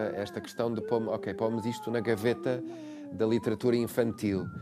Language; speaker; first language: Portuguese; non-native, fluent; English